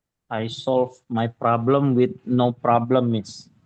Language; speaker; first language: English; non-native, learner; Indonesian